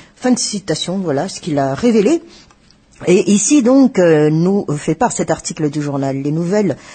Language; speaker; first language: French; non-native, local second language; Malagasy